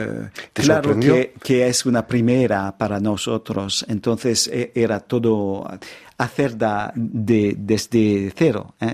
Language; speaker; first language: Spanish; non-native, fluent; French